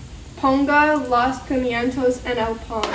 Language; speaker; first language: Spanish; non-native, learner; English